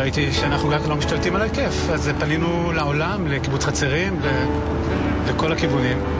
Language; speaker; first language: Hebrew; native; Hebrew